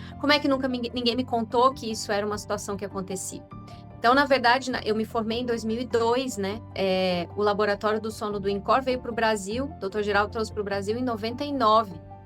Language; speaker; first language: Portuguese; native; Portuguese